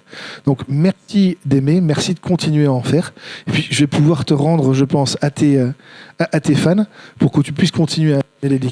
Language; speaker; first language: French; native; French